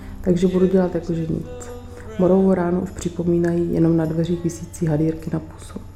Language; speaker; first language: Czech; native; Czech